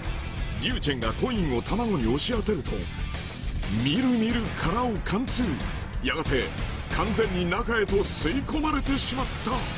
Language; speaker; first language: Japanese; native; Japanese